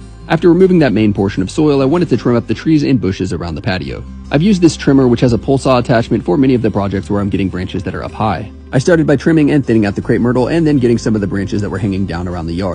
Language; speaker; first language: English; native; English